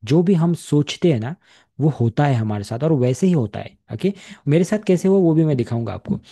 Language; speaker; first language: Hindi; non-native, local second language; Marathi